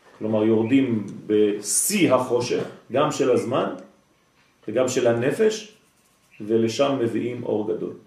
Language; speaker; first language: Hebrew; non-native, fluent; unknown